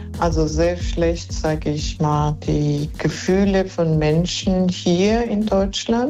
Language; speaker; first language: German; non-native, fluent; Persian